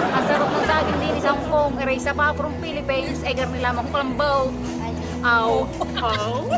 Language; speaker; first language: Filipino; native; Filipino